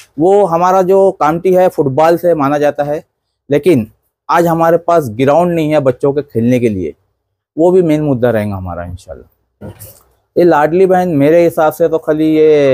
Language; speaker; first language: Hindi; native; Hindi